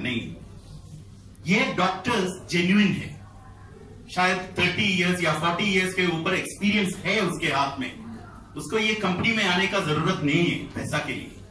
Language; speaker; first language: Hindi; non-native, fluent; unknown